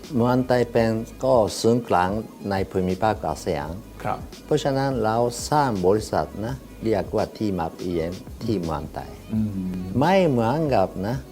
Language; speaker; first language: Thai; non-native, learner; Japanese